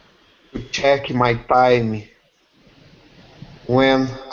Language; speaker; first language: English; non-native, learner; Portuguese